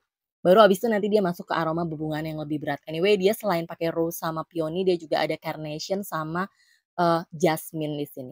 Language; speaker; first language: Indonesian; native; Indonesian